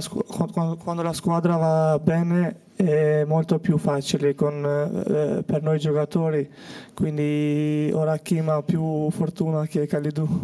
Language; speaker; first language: Italian; non-native, fluent; Albanian